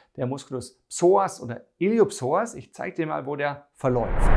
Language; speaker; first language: German; native; German